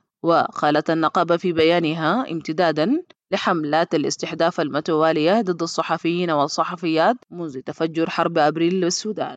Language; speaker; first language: Arabic; native; Arabic